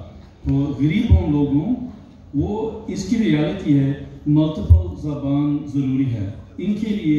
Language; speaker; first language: Hindi; non-native, learner; English